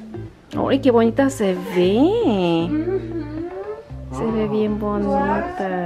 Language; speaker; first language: Spanish; native; Spanish